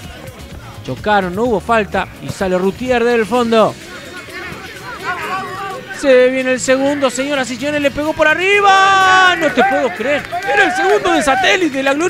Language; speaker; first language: Spanish; native; Spanish